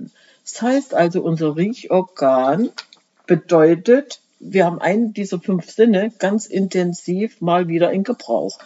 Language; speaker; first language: German; native; German